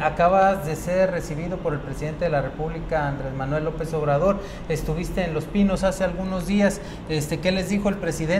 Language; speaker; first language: Spanish; native; Spanish